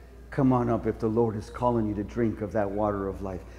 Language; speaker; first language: English; early bilingual, other home language; Spanish